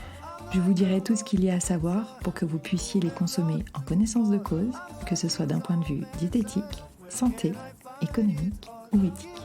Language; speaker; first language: French; native; French